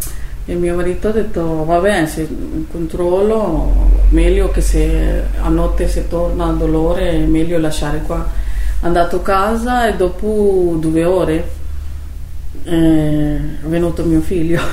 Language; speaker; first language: Italian; non-native, learner; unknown